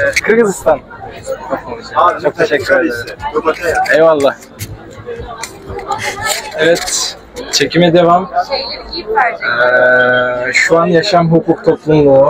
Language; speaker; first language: Turkish; non-native, fluent; Kyrgyz